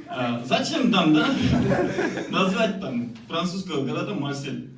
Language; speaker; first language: Russian; non-native, local second language; Kazakh